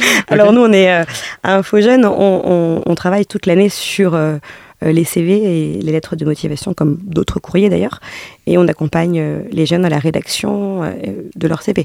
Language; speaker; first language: French; native; French